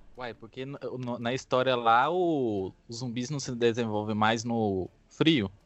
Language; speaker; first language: Portuguese; native; Portuguese